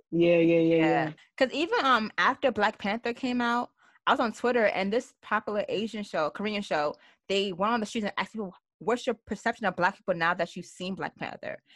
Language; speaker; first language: English; early bilingual, other home language; Yoruba